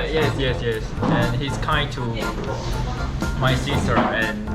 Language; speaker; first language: English; non-native, learner; Chinese